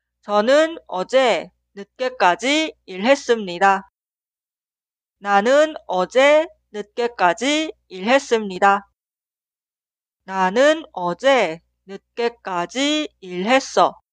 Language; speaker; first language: Korean; non-native, fluent; Spanish